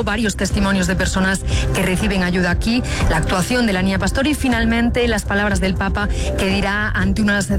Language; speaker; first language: Spanish; native; Spanish